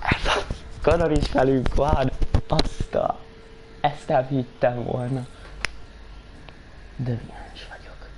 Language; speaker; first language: Hungarian; native; Hungarian